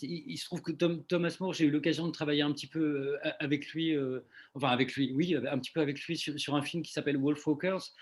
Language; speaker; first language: French; native; French